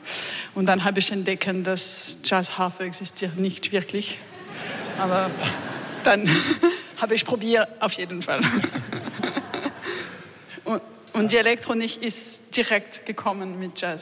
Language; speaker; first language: German; non-native, learner; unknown